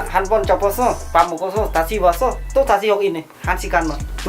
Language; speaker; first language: Korean; non-native, learner; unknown